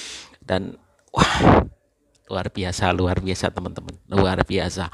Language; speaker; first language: Indonesian; native; Indonesian